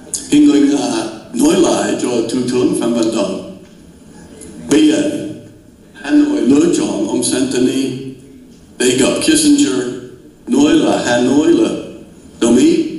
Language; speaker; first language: Vietnamese; non-native, fluent; English